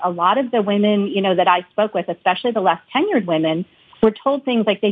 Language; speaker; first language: English; native; English